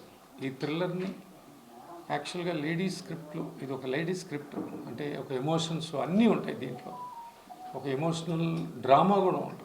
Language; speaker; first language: Telugu; native; Telugu